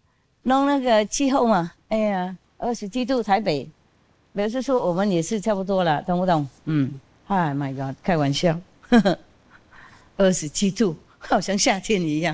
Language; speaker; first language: Chinese; non-native, fluent; Vietnamese